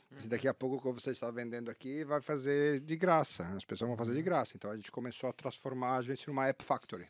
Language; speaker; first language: Portuguese; non-native, fluent; Italian